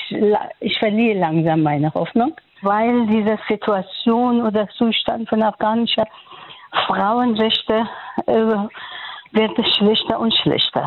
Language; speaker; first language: German; non-native, fluent; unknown